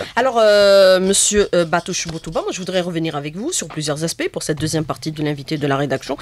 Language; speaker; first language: French; non-native, local second language; Arabic